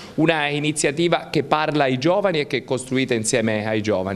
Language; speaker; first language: Italian; native; Italian